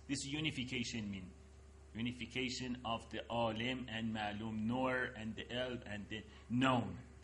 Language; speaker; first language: English; non-native, fluent; Persian